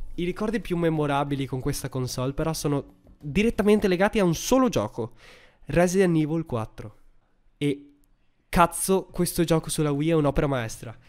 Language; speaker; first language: Italian; early bilingual, heritage; Italian